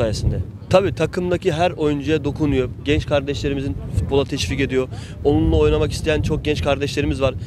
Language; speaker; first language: Turkish; native; Turkish